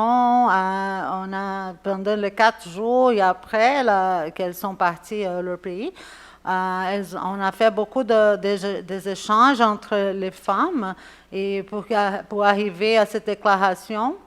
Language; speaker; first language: French; non-native, fluent; Spanish